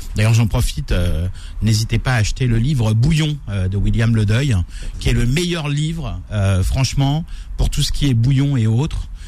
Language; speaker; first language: French; native; French